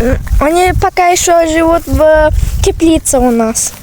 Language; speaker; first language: Russian; early bilingual, heritage; Russian